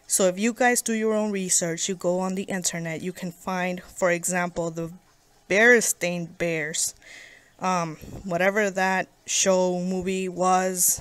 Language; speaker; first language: English; native; English